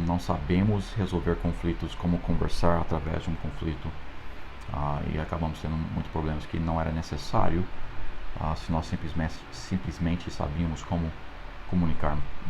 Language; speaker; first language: Portuguese; non-native, fluent; English